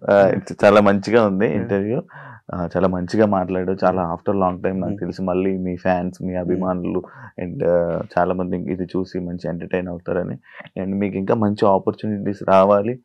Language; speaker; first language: Telugu; native; Telugu